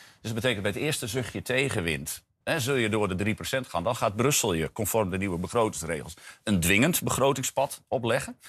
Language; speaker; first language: Dutch; native; Dutch